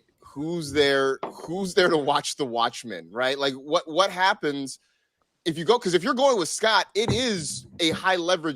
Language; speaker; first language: English; native; English